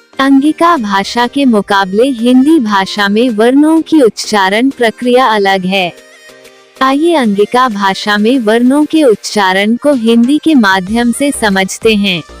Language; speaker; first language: Hindi; non-native, local second language; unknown